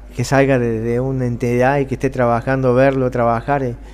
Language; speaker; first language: Spanish; native; Spanish